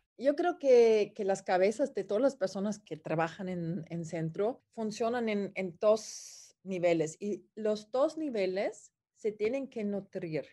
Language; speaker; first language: Spanish; non-native, fluent; German